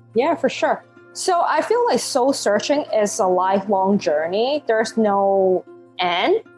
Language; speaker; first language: English; non-native, local second language; Cantonese